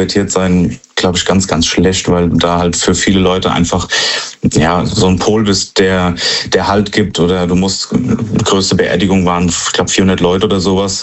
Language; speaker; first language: German; native; German